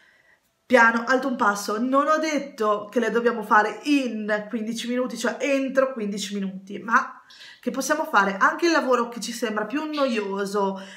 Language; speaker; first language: Italian; native; Italian